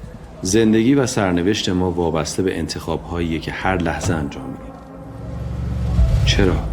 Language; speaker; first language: Persian; native; Persian